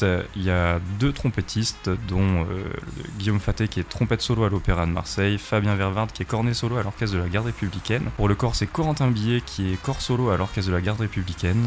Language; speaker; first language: French; native; French